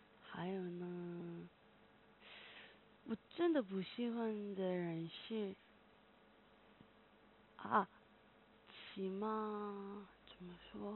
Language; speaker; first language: Chinese; non-native, learner; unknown